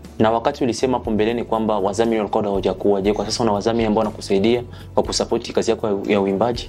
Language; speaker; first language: Swahili; native; Swahili